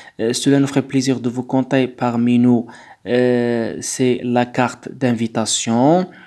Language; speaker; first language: French; non-native, local second language; Arabic